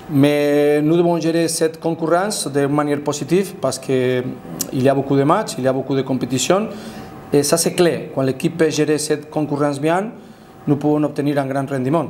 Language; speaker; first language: French; non-native, fluent; Spanish